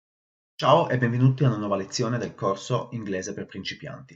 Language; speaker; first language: Italian; native; Italian